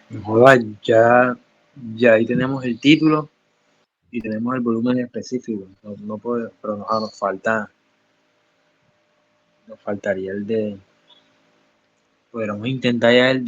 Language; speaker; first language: Spanish; native; Spanish